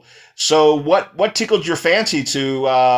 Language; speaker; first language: English; native; English